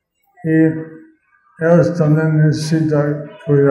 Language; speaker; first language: Spanish; non-native, learner; English